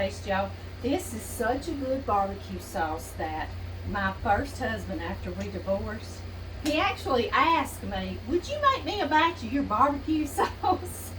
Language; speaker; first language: English; native; English